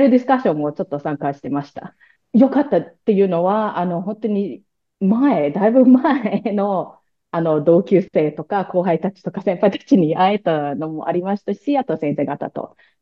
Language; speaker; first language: Japanese; non-native, fluent; Cantonese